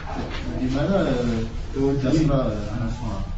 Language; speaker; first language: Arabic; non-native, learner; French